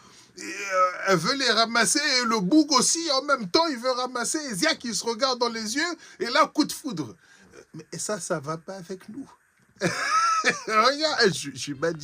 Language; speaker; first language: French; native; French